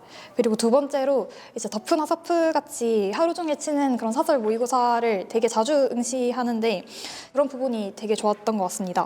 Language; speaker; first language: Korean; native; Korean